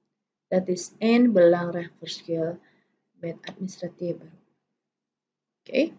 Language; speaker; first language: Dutch; non-native, fluent; Indonesian